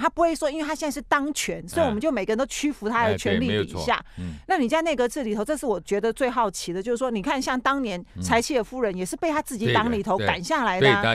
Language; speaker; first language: Chinese; native; Chinese